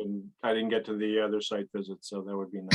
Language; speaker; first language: English; native; English